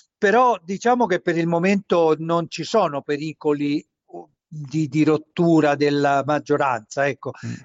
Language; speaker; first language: Italian; native; Italian